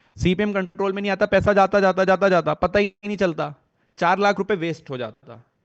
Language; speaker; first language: Hindi; native; Hindi